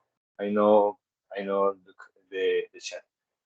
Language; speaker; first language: English; non-native, learner; Spanish